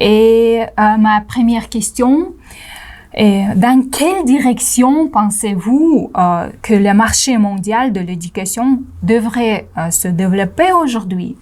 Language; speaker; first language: French; non-native, learner; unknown